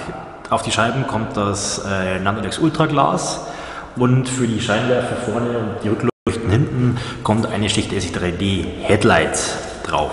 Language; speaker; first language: German; native; German